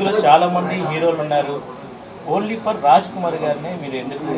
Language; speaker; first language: Telugu; native; Telugu